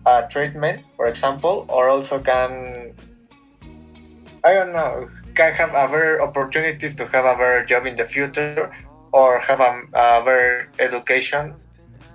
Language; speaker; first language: English; non-native, learner; Spanish